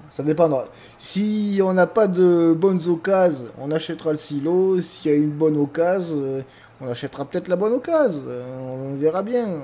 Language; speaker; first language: French; native; French